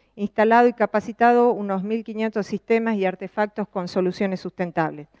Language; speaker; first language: Spanish; native; Spanish